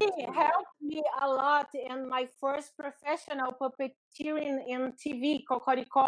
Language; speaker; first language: English; non-native, learner; Portuguese